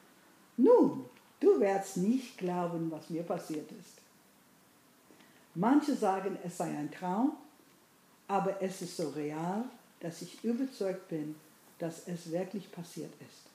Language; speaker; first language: German; non-native, fluent; English